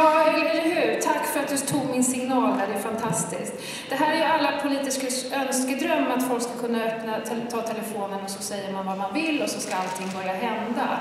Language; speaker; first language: Swedish; native; Swedish